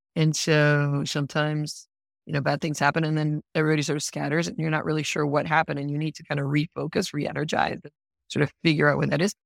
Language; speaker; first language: English; non-native, fluent; Spanish